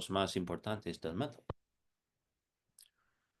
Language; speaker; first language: Spanish; non-native, fluent; English